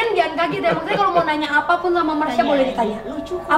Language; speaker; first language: Indonesian; native; Indonesian